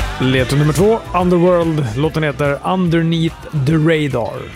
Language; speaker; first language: Swedish; native; Swedish